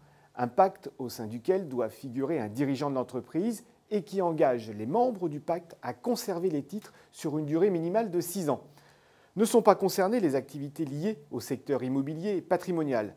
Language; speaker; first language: French; native; French